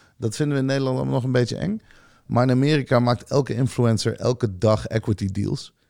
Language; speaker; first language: Dutch; early bilingual, other home language; Hebrew